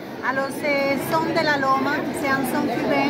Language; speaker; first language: French; non-native, learner; Spanish